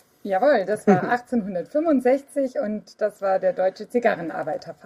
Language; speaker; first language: German; native; German